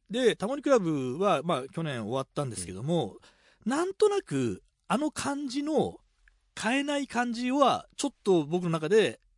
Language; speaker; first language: Japanese; native; Japanese